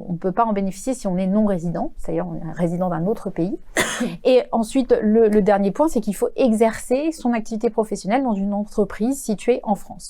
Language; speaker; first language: French; native; French